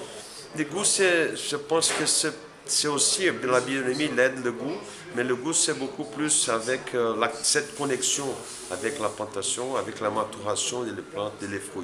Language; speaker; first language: French; non-native, learner; Portuguese